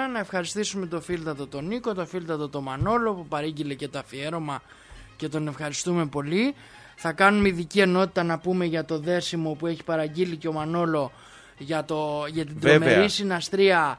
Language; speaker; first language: Greek; native; Greek